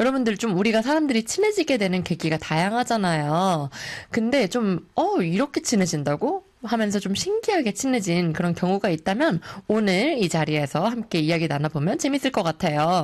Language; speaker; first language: Korean; native; Korean